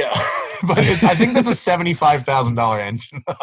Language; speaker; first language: English; native; English